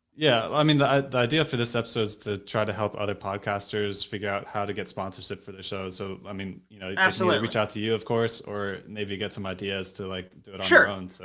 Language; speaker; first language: English; native; English